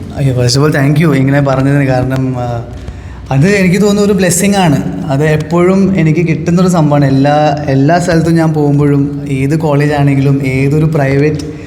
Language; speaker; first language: Malayalam; early bilingual, heritage; Hindi